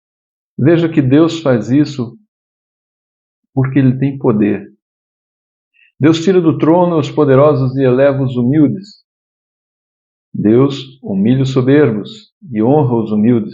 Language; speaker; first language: Portuguese; native; Portuguese